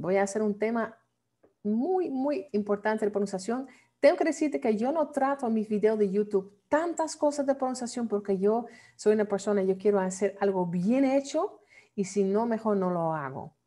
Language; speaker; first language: Spanish; non-native, fluent; Dutch